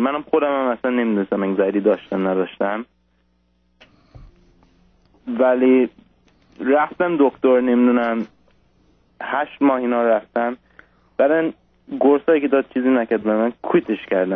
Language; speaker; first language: Persian; early bilingual, heritage; Persian